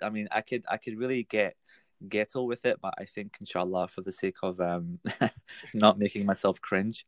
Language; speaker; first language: English; native; English